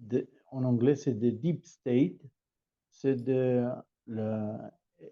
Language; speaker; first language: French; non-native, learner; Hebrew